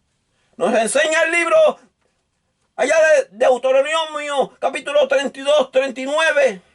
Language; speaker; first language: Spanish; native; Spanish